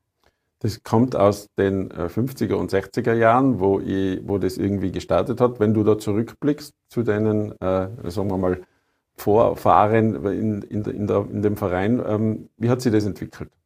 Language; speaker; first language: German; native; German